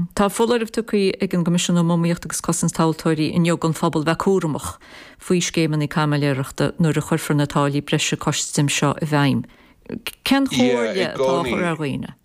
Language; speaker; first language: Irish; native; Irish